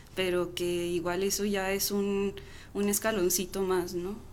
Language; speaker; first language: Spanish; native; Spanish